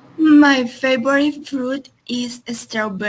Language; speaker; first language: English; non-native, learner; Spanish